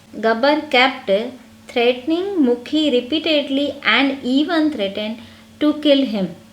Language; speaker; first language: English; non-native, local second language; Gujarati